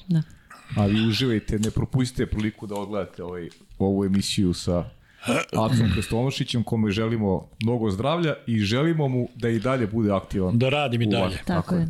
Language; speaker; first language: Serbian; native; Serbian